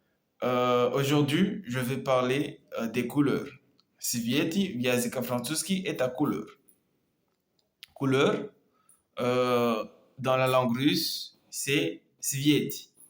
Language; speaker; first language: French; non-native, local second language; Comorian